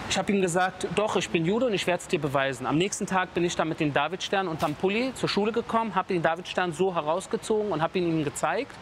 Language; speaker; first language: German; early bilingual, other home language; Persian